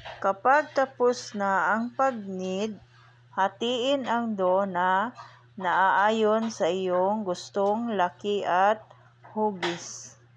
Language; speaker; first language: Filipino; non-native, local second language; Cebuano